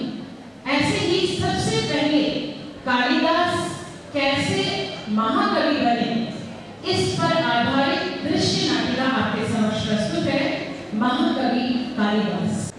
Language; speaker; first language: Hindi; native; Hindi